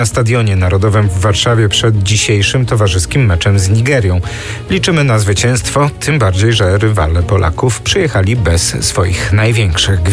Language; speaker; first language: Polish; native; Polish